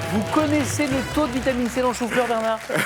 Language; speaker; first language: French; native; French